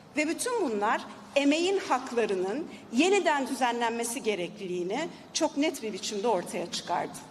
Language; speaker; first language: Turkish; native; Turkish